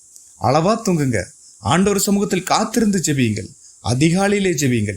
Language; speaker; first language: Tamil; native; Tamil